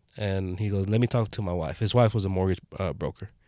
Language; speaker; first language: English; native; English